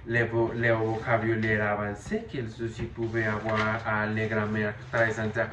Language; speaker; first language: French; non-native, learner; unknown